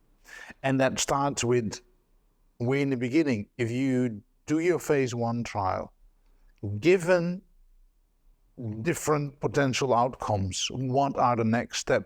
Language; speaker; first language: English; non-native, fluent; Dutch